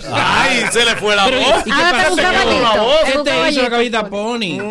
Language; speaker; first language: Spanish; native; Spanish